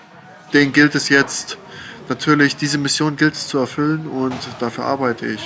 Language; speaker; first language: German; native; German